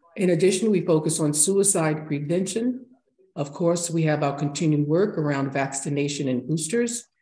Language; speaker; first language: English; native; English